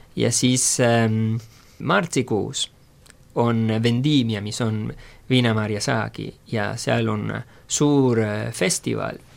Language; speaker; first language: Estonian; non-native, fluent; Spanish